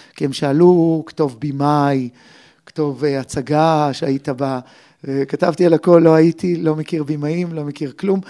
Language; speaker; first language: Hebrew; native; Hebrew